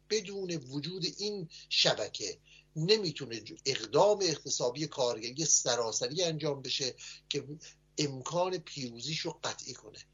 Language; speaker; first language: Persian; native; Persian